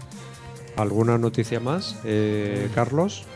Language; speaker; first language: Spanish; native; Spanish